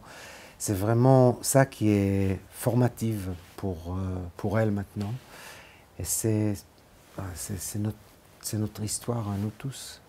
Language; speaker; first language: French; non-native, fluent; Hebrew